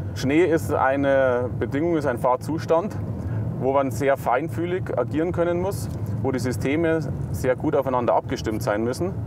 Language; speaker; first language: German; native; German